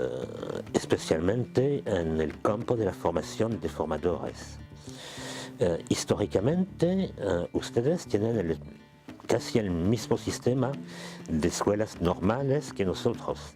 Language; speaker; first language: Spanish; non-native, fluent; French